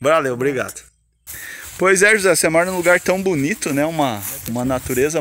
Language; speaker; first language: Portuguese; native; Portuguese